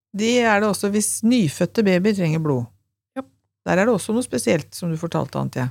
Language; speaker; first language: Norwegian; native; Norwegian